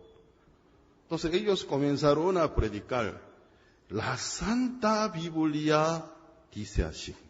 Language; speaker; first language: Spanish; non-native, fluent; Korean